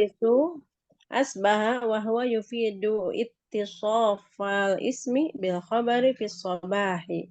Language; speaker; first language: Arabic; non-native, learner; Indonesian